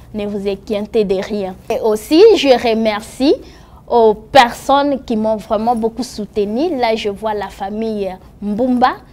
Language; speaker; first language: French; non-native, local second language; Lingala